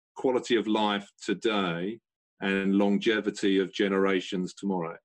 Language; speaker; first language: English; native; English